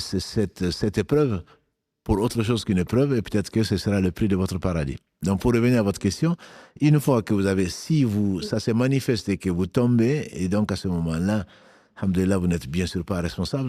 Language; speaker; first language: French; native; French